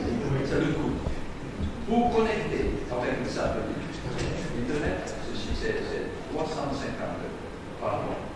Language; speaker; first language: French; non-native, learner; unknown